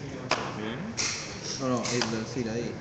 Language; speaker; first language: Spanish; native; Spanish